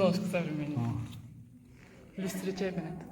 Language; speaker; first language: Russian; non-native, local second language; Tajik